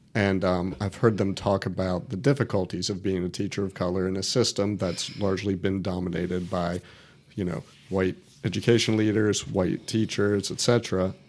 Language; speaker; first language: English; native; English